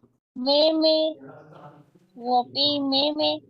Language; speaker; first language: Chinese; non-native, learner; Urdu